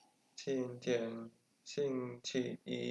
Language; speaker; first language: Chinese; non-native, learner; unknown